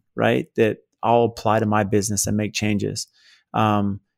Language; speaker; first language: English; native; English